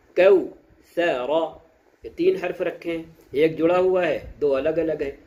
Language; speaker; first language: Urdu; native; Urdu